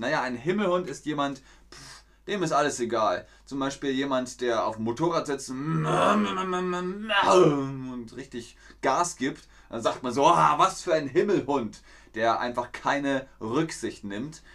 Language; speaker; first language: German; native; German